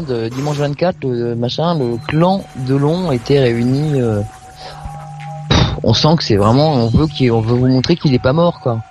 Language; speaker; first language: French; native; French